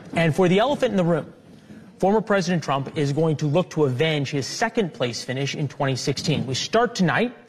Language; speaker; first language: English; native; English